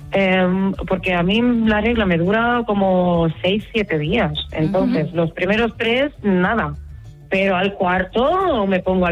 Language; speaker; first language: Spanish; native; Spanish